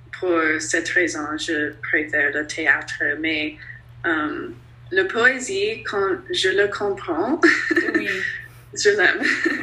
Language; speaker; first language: French; non-native, learner; English